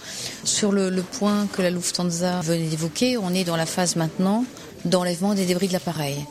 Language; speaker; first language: French; native; French